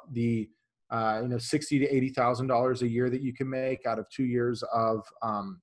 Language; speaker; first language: English; native; English